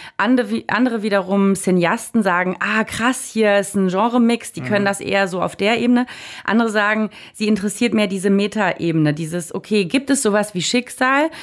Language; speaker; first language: German; native; German